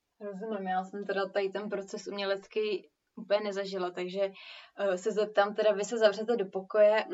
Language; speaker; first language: Czech; native; Czech